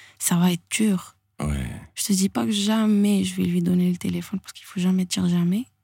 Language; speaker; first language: French; non-native, local second language; Arabic